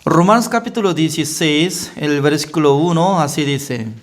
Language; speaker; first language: Spanish; non-native, fluent; Korean